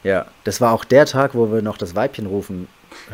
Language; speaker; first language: German; native; German